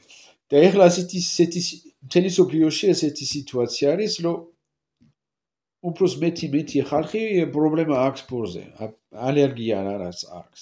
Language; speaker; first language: Georgian; non-native, learner; French